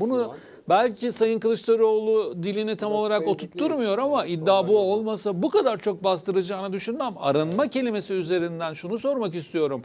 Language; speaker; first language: Turkish; native; Turkish